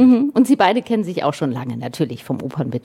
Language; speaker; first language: German; native; German